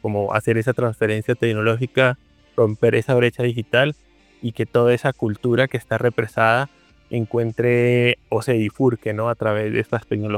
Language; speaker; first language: Spanish; native; Spanish